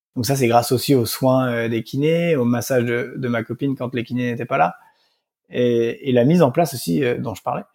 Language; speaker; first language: French; native; French